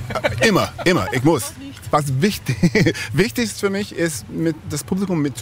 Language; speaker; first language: German; non-native, fluent; English